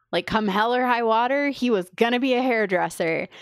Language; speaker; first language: English; native; English